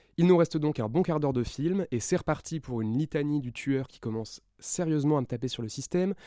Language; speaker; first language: French; native; French